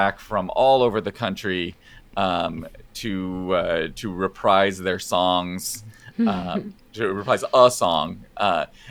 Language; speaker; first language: English; native; English